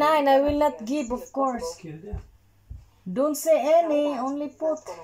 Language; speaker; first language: English; non-native, learner; Cebuano